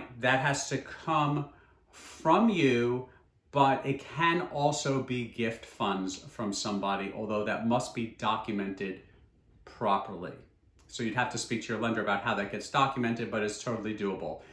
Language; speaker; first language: English; native; English